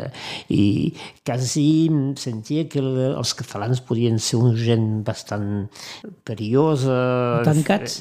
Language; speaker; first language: Catalan; non-native, local second language; French